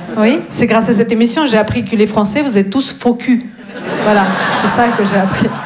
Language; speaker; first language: French; non-native, fluent; Russian